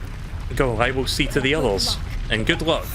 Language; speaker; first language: English; native; English